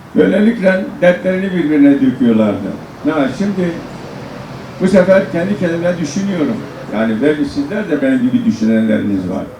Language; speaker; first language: Turkish; non-native, local second language; Zaza